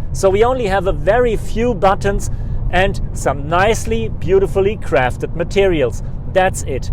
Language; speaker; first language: English; non-native, fluent; German